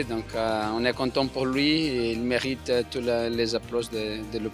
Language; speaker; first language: French; non-native, fluent; Italian